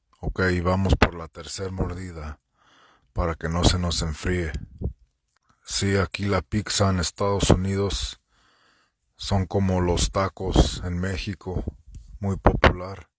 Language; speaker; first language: Spanish; early bilingual, heritage; Spanish